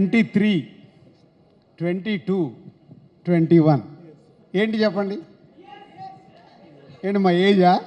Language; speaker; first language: Telugu; native; Telugu